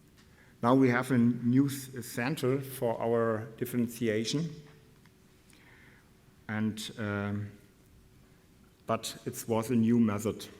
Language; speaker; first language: English; non-native, fluent; German